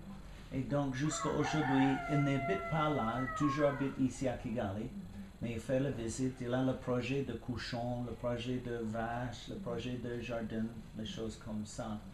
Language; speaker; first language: French; non-native, fluent; English